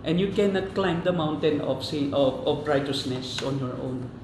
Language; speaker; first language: English; non-native, local second language; Filipino